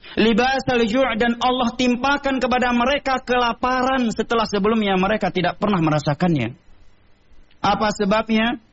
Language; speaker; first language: Indonesian; non-native, local second language; Achinese